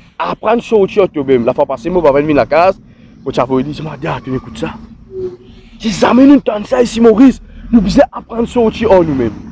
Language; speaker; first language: French; non-native, local second language; Morisyen